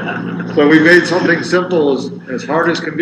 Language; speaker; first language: English; native; English